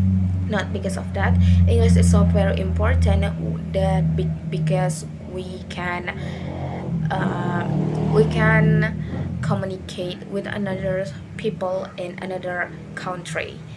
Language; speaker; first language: English; non-native, learner; Indonesian